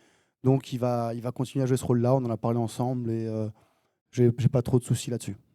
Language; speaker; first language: French; native; French